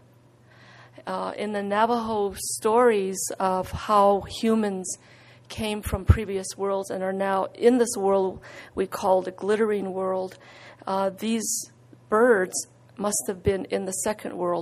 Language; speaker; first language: English; native; English